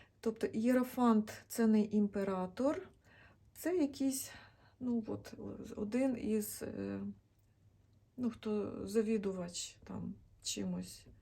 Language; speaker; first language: Ukrainian; native; Ukrainian